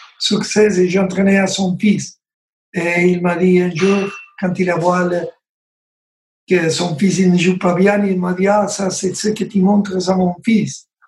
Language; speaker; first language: French; non-native, learner; Spanish